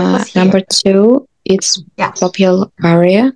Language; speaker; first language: English; non-native, learner; Russian